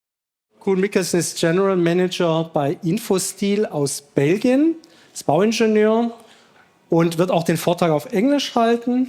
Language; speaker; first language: German; native; German